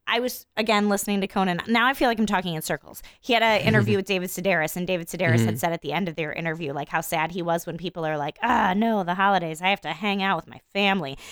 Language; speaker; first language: English; native; English